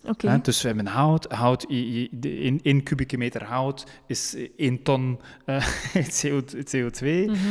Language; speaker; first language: Dutch; non-native, local second language; French